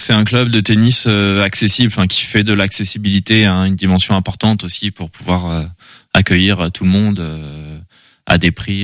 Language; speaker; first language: French; native; French